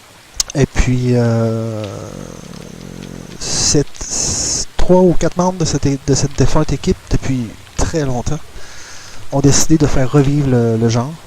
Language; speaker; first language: French; native; French